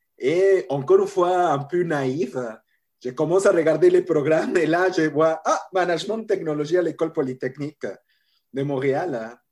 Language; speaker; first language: French; non-native, fluent; Spanish